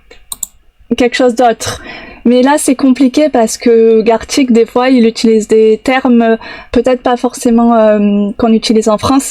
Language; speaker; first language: French; native; French